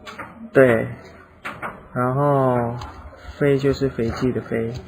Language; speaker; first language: Chinese; non-native, fluent; Indonesian